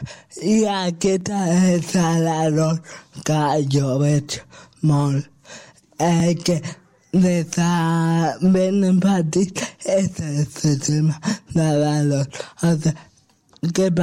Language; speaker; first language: Catalan; non-native, local second language; Spanish